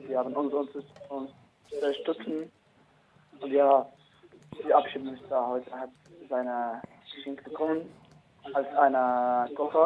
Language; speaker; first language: German; non-native, learner; Arabic